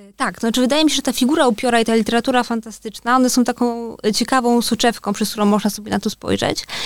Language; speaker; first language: Polish; native; Polish